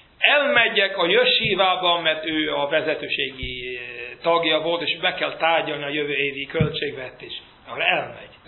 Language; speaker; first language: Hungarian; early bilingual, heritage; Hungarian